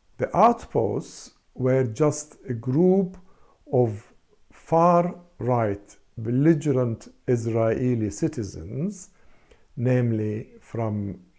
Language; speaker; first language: English; non-native, fluent; Arabic